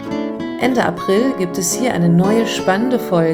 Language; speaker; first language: German; native; German